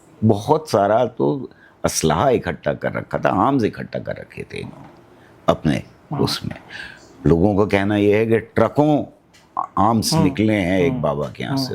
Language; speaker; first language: Hindi; native; Hindi